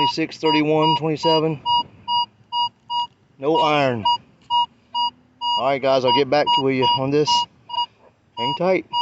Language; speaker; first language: English; native; English